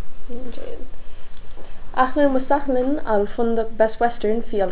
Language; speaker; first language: Arabic; non-native, learner; English